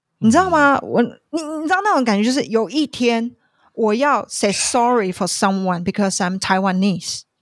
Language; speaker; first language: Chinese; native; Chinese